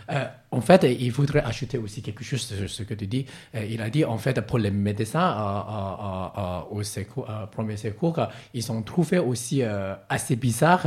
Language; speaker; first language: French; non-native, learner; Cantonese